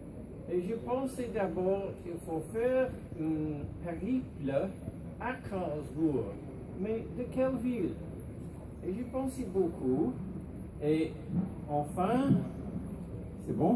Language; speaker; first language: French; non-native, fluent; English